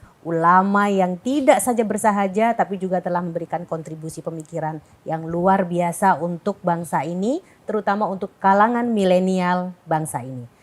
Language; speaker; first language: Indonesian; native; Indonesian